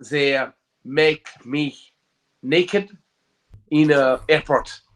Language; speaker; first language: English; non-native, learner; French